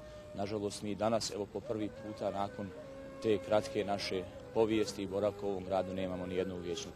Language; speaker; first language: Bosnian; native; Bosnian